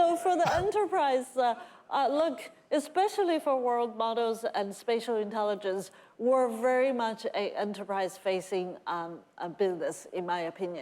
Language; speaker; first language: English; non-native, fluent; Chinese